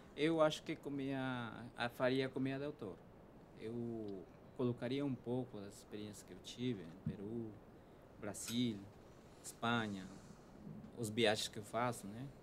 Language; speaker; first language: Portuguese; non-native, fluent; Spanish